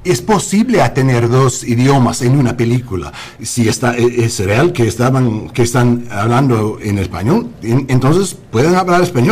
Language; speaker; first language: Spanish; non-native, learner; English